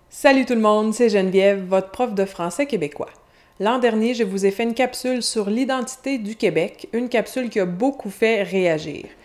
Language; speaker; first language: French; native; French